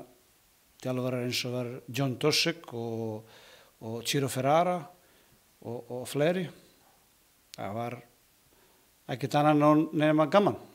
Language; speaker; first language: Icelandic; non-native, learner; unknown